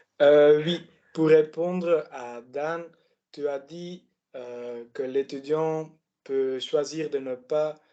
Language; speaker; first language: French; non-native, learner; Dutch